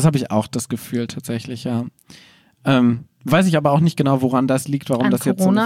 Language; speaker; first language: German; native; German